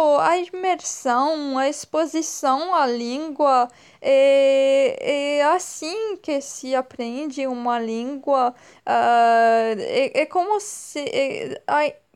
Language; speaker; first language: Portuguese; non-native, fluent; French